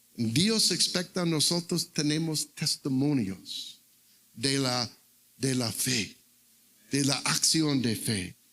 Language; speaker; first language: Spanish; non-native, learner; English